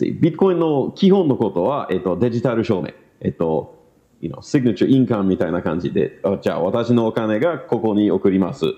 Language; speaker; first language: Japanese; non-native, learner; English